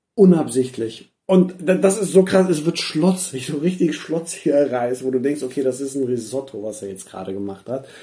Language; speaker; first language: German; early bilingual, other home language; Persian